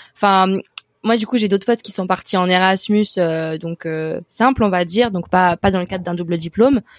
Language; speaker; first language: French; native; French